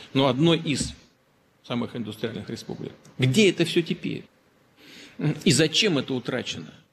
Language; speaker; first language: Russian; native; Russian